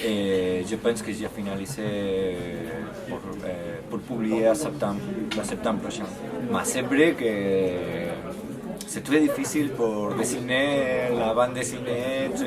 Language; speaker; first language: French; non-native, learner; Spanish